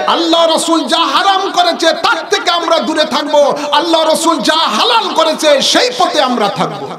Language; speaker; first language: Bangla; native; Bangla